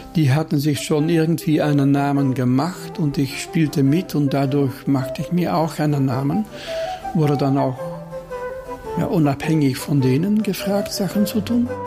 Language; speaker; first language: German; non-native, local second language; Dutch